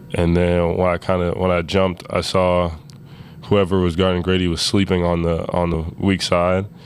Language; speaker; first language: English; native; English